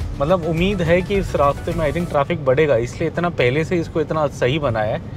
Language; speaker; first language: Hindi; non-native, local second language; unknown